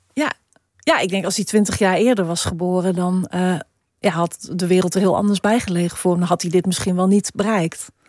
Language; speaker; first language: Dutch; native; Dutch